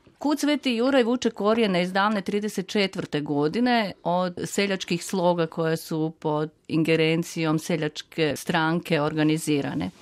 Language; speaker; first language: Croatian; native; Croatian